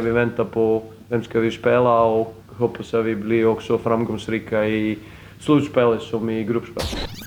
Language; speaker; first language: Swedish; non-native, fluent; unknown